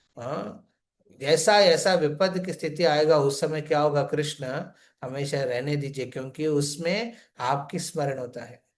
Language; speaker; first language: Hindi; non-native, local second language; Telugu